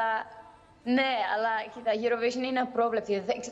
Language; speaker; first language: Greek; early bilingual, heritage; Greek